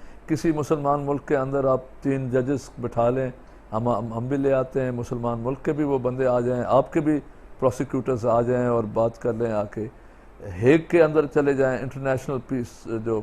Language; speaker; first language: Urdu; non-native, local second language; Sindhi